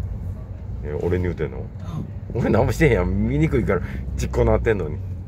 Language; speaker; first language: Japanese; native; Japanese